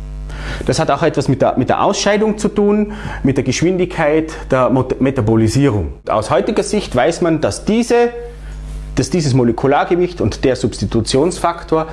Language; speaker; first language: German; native; German